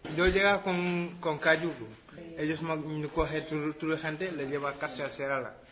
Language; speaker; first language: Spanish; non-native, learner; Wolof